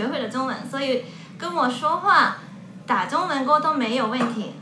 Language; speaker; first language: Chinese; non-native, fluent; Japanese